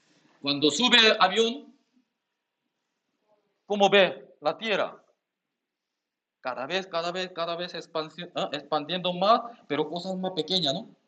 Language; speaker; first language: Spanish; non-native, learner; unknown